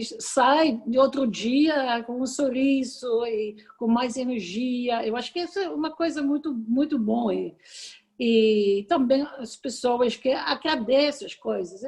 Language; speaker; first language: Portuguese; non-native, fluent; Dutch